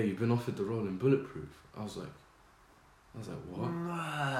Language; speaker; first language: English; native; English